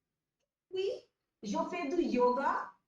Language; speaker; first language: French; non-native, learner; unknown